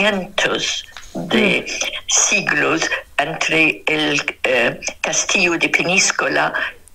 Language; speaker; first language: Spanish; non-native, fluent; Arabic